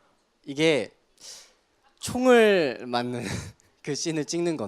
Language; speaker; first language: Korean; native; Korean